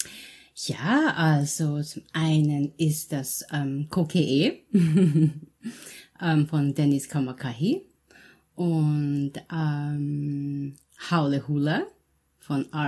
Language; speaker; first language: German; early bilingual, other home language; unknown